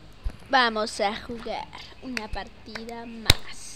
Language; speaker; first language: Spanish; native; Spanish